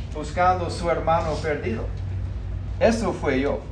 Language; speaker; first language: Spanish; non-native, fluent; English